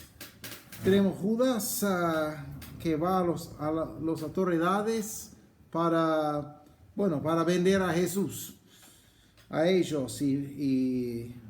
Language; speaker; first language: Spanish; non-native, fluent; English